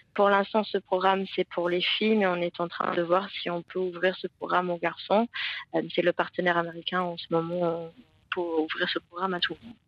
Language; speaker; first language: French; non-native, fluent; English